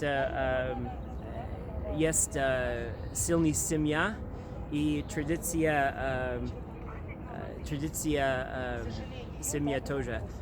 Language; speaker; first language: Russian; non-native, learner; English